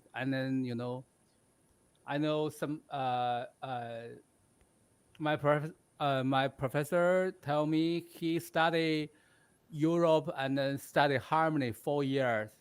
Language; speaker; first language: English; non-native, learner; Chinese